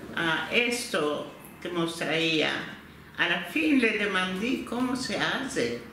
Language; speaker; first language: Spanish; early bilingual, heritage; Turkish